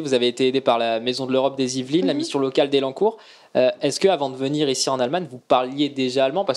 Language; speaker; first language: French; native; French